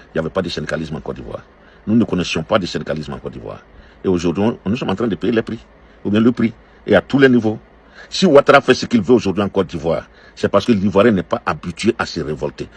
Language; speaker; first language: French; non-native, local second language; Dyula